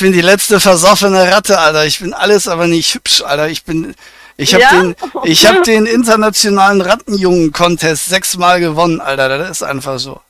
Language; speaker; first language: German; native; German